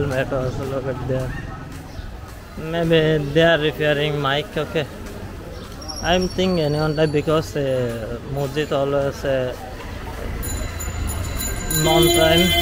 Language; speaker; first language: English; non-native, learner; Bangla